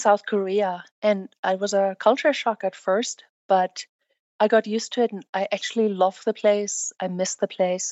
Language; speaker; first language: English; non-native, fluent; German